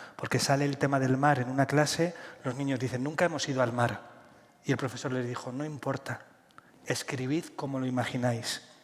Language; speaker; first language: Spanish; native; Spanish